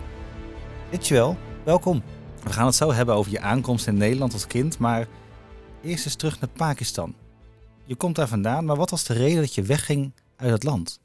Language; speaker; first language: Dutch; native; Dutch